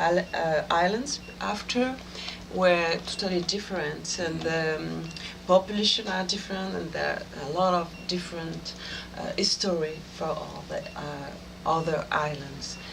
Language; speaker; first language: English; non-native, fluent; French